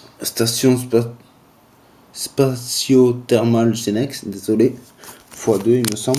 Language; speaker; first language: French; native; French